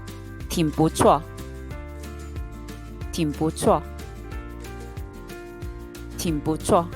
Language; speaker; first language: Chinese; native; Chinese